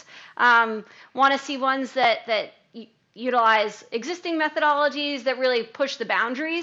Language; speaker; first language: English; native; English